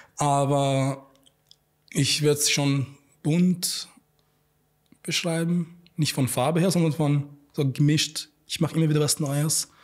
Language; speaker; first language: German; non-native, fluent; Arabic